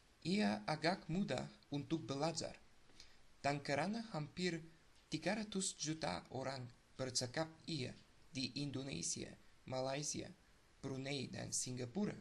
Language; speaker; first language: Indonesian; non-native, learner; Bulgarian